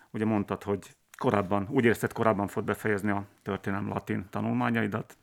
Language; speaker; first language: Hungarian; native; Hungarian